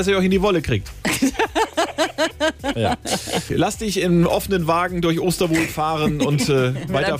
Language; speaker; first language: German; native; German